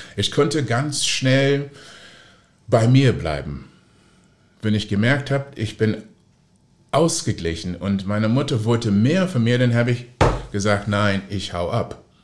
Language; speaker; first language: German; non-native, fluent; English